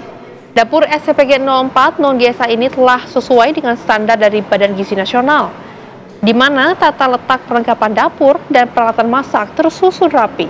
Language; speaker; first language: Indonesian; native; Indonesian